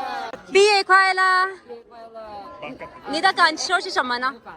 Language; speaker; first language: Chinese; non-native, fluent; Urdu